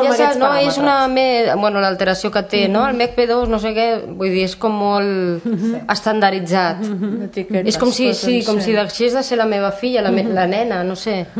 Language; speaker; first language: Catalan; non-native, fluent; Italian